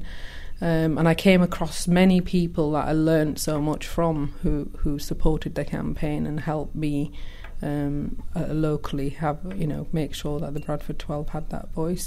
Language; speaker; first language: English; early bilingual, other home language; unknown